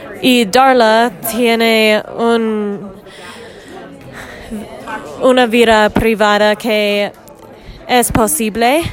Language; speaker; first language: Spanish; non-native, learner; English